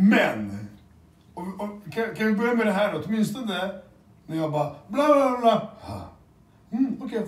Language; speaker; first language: Swedish; early bilingual, other home language; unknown